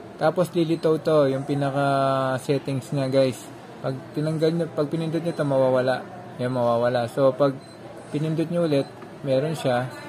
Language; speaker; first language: Filipino; non-native, local second language; Pampanga